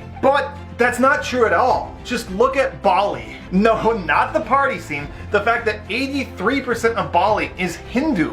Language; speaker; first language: English; native; English